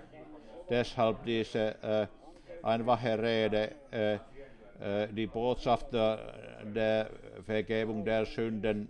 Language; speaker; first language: German; non-native, fluent; Finnish